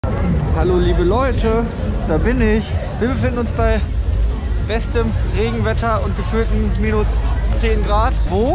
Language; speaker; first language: German; native; German